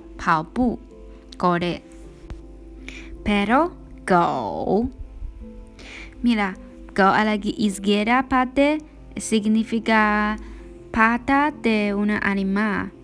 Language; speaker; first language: Spanish; non-native, learner; Chinese